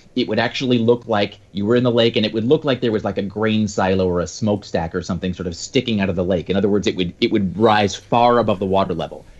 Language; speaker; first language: English; native; English